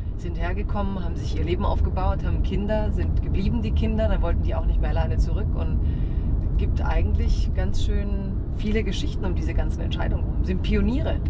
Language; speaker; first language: German; early bilingual, other home language; Croatian